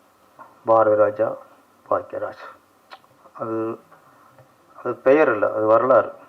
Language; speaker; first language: Tamil; native; Tamil